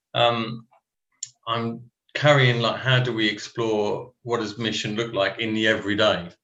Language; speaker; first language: English; native; English